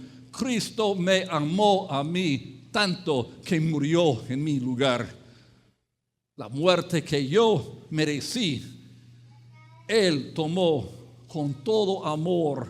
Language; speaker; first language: Spanish; non-native, fluent; English